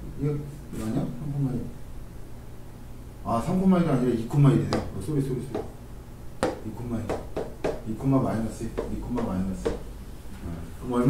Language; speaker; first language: Korean; native; Korean